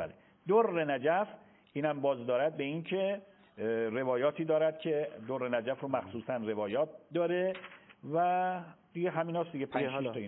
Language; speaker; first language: Persian; native; Persian